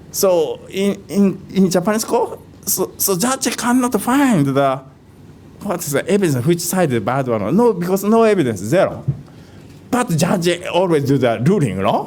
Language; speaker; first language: English; non-native, fluent; Japanese